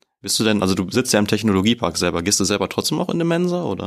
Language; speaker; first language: German; native; German